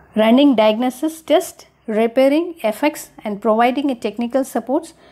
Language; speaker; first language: English; non-native, local second language; Tamil